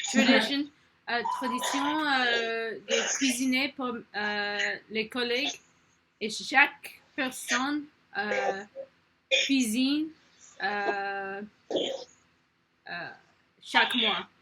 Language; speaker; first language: French; non-native, learner; English